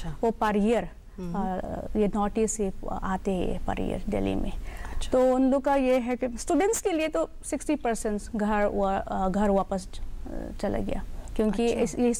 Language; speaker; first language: Hindi; non-native, local second language; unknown